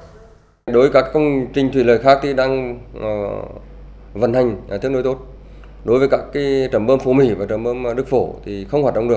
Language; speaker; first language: Vietnamese; native; Vietnamese